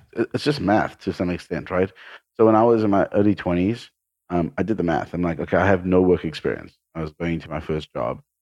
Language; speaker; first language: English; native; English